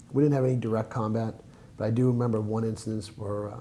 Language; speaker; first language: English; native; English